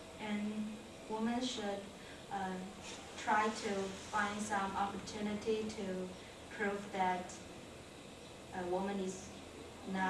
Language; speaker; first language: English; non-native, learner; Chinese